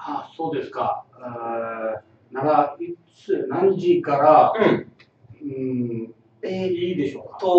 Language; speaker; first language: Japanese; non-native, learner; Tamil